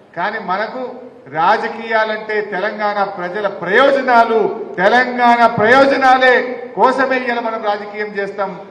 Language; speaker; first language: Telugu; native; Telugu